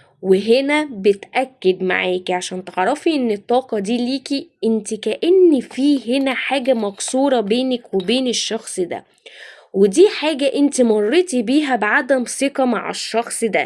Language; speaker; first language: Arabic; native; Arabic